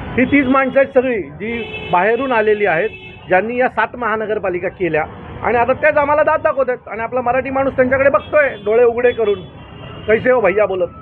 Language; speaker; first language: Marathi; native; Marathi